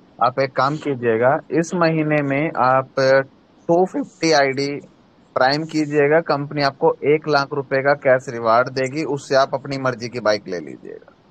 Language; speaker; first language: Hindi; native; Hindi